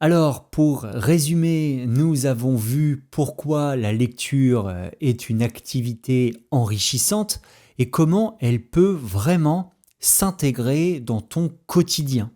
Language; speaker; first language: French; native; French